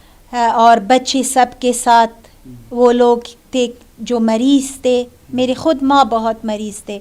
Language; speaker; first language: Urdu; non-native, fluent; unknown